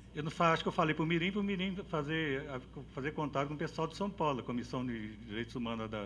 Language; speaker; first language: Portuguese; native; Portuguese